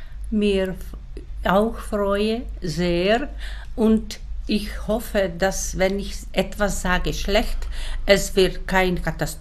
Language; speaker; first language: German; non-native, learner; Czech